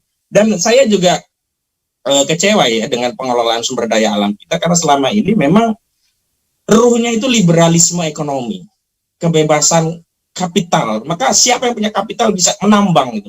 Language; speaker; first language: Indonesian; native; Indonesian